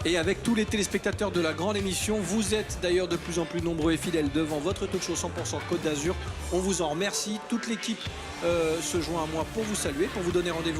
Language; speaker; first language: French; native; French